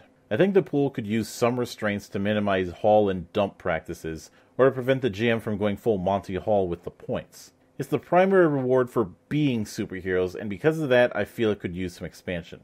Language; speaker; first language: English; native; English